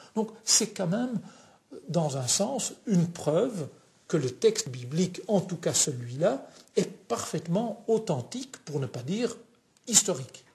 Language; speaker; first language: French; non-native, local second language; Dutch